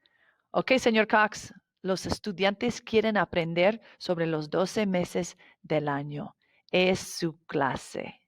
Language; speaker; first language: Spanish; non-native, fluent; English